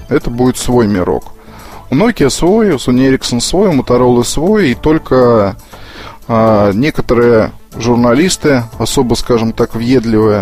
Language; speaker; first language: Russian; native; Russian